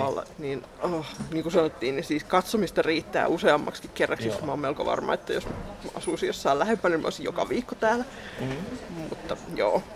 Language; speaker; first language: Finnish; native; Finnish